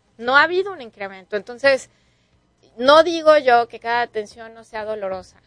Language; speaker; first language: Spanish; native; Spanish